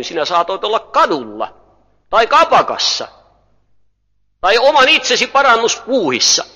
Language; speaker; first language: Finnish; native; Finnish